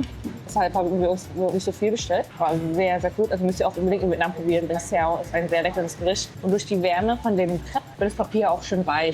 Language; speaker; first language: German; native; German